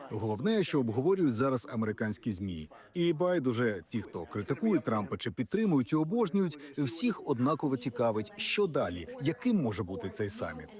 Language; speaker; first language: Ukrainian; native; Ukrainian